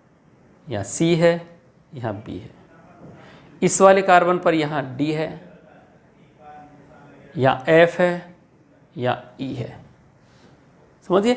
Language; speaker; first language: Hindi; native; Hindi